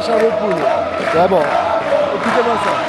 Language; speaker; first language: French; native; French